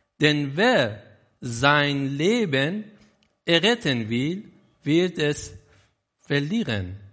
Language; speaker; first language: German; non-native, learner; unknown